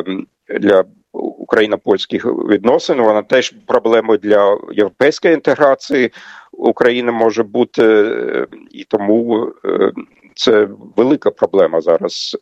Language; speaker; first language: Ukrainian; non-native, fluent; German